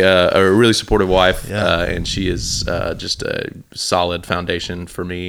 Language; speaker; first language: English; native; English